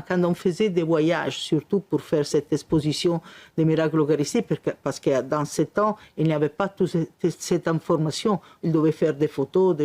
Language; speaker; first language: French; non-native, fluent; Italian